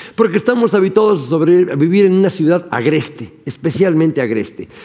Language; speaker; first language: Spanish; native; Spanish